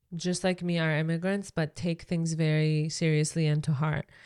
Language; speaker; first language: English; non-native, fluent; Persian